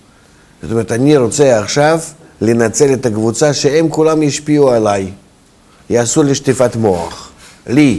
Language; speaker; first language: Hebrew; non-native, fluent; Russian